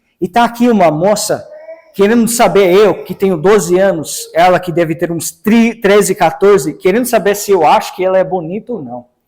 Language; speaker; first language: Portuguese; non-native, fluent; English